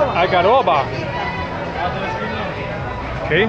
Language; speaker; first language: Spanish; non-native, learner; German